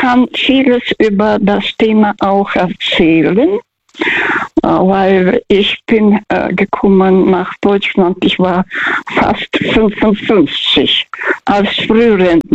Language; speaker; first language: German; non-native, fluent; Russian